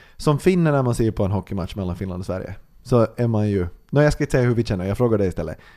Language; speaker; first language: Swedish; native; Swedish